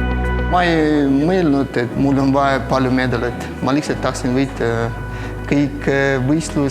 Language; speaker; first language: Estonian; non-native, local second language; Russian